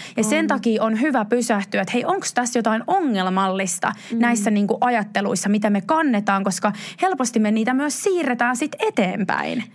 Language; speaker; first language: Finnish; native; Finnish